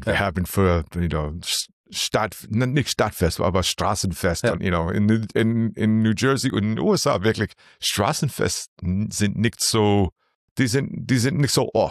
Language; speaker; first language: German; non-native, learner; English